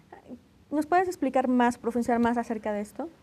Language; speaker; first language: Spanish; native; Spanish